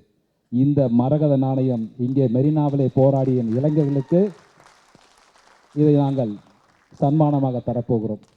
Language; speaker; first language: Tamil; native; Tamil